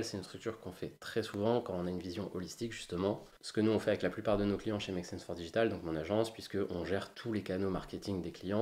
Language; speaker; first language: French; native; French